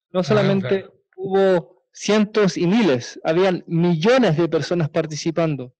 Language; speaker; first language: Spanish; native; Spanish